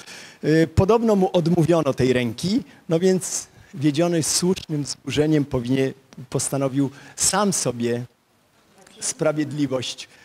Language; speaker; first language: Polish; native; Polish